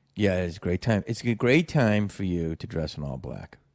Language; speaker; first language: English; native; English